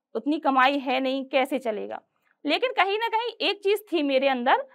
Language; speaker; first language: Hindi; native; Hindi